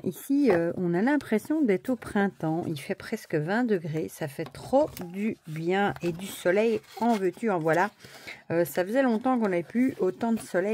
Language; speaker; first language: French; native; French